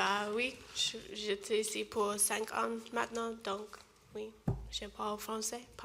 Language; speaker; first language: French; non-native, learner; English